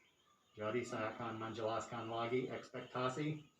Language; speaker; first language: Indonesian; non-native, fluent; English